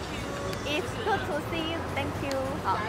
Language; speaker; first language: English; non-native, learner; Chinese